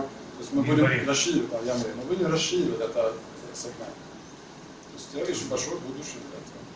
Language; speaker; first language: Russian; non-native, learner; Swedish